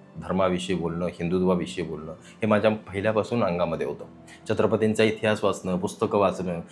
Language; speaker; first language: Marathi; native; Marathi